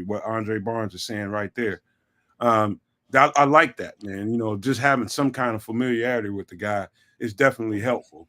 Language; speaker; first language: English; native; English